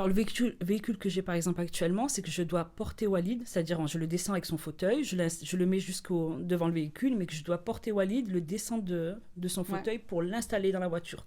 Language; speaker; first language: French; native; French